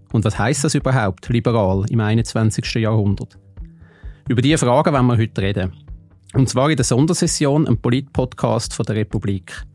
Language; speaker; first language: German; native; German